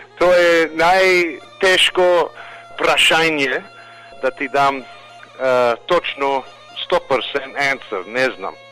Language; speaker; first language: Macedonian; early bilingual, heritage; Macedonian